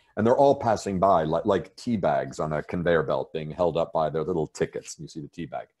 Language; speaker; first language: English; native; English